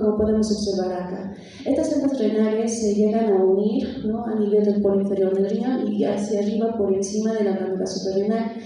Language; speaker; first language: Spanish; native; Spanish